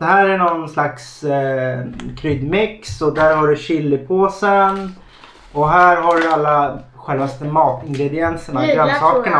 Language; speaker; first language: Swedish; native; Swedish